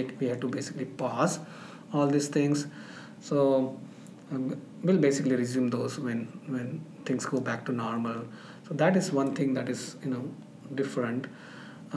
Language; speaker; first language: English; non-native, local second language; Marathi